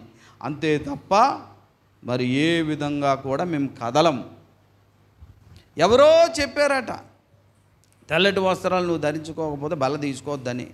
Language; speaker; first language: Telugu; native; Telugu